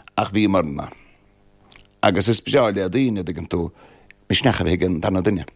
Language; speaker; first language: Irish; native; Irish